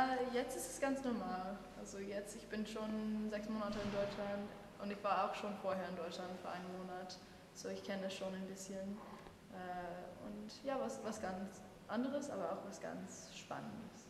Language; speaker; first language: German; non-native, fluent; English